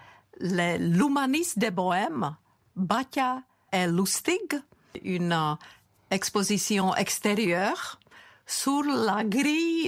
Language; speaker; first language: French; non-native, fluent; Czech